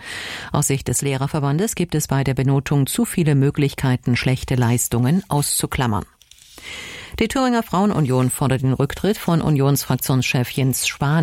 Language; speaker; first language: German; native; German